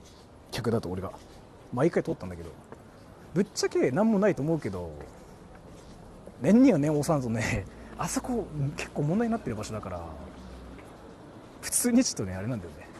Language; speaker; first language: Japanese; native; Japanese